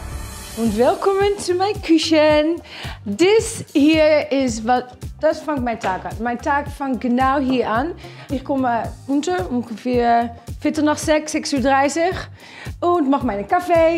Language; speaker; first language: German; non-native, fluent; Dutch